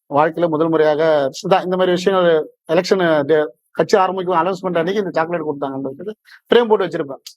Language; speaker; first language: Tamil; native; Tamil